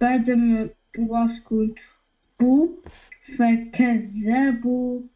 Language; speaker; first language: Arabic; non-native, learner; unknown